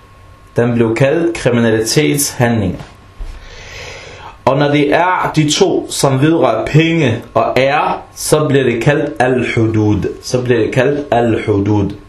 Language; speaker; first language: Danish; non-native, fluent; Arabic